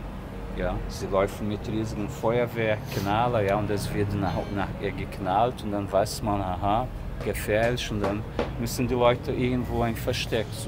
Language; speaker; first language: German; non-native, fluent; Portuguese